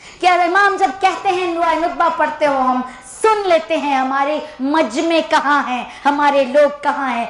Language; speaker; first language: Urdu; early bilingual, heritage; Urdu